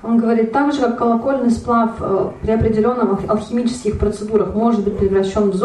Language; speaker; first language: Russian; native; Russian